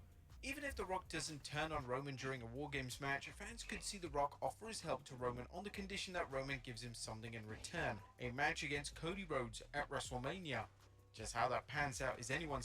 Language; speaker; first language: English; native; English